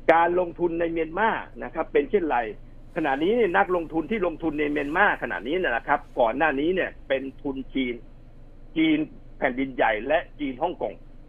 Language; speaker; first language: Thai; native; Thai